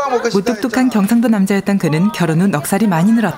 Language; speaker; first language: Korean; native; Korean